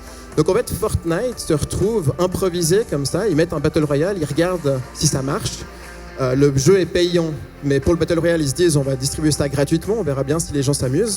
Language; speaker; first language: French; native; French